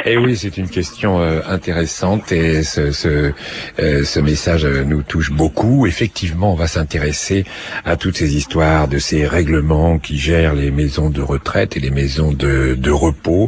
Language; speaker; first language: French; native; French